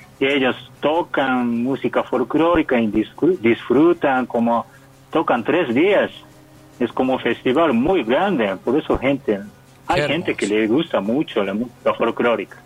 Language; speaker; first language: Spanish; non-native, learner; Japanese